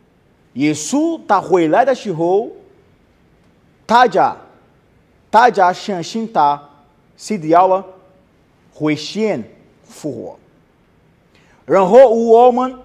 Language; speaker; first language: Chinese; non-native, learner; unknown